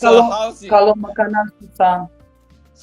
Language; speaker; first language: Indonesian; non-native, fluent; Russian